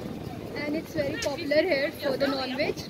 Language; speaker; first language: English; non-native, local second language; Hindi